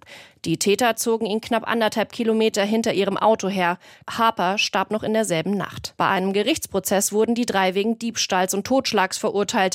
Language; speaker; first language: German; native; German